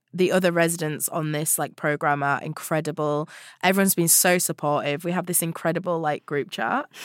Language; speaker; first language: English; native; English